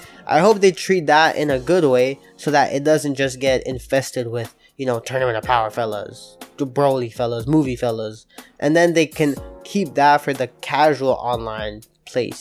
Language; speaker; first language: English; native; English